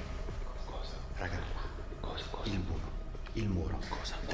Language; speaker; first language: Italian; native; Italian